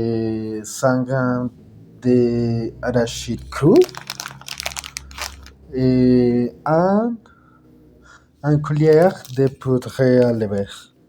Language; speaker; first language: French; non-native, learner; Spanish